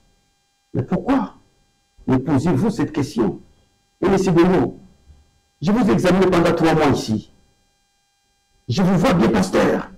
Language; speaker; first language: French; non-native, local second language; Lingala